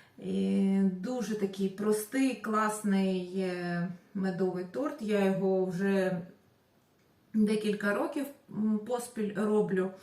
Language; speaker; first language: Ukrainian; non-native, local second language; Russian